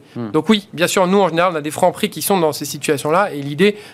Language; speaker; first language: French; native; French